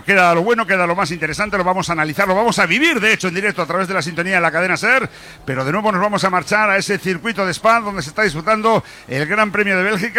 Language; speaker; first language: Spanish; native; Spanish